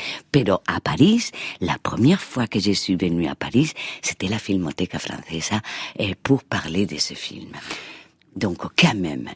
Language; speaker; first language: French; non-native, fluent; Spanish